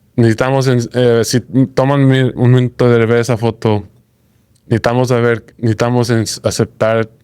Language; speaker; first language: Spanish; early bilingual, heritage; Spanish